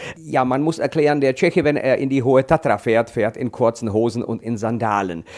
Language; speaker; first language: German; non-native, fluent; Czech